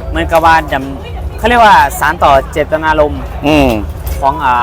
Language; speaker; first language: Thai; native; Thai